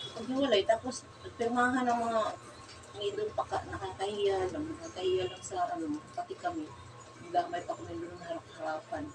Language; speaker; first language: Filipino; non-native, local second language; Cebuano